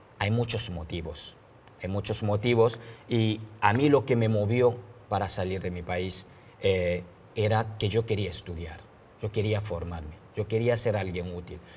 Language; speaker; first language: Spanish; non-native, fluent; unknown